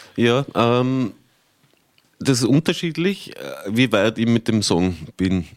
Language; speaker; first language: German; native; German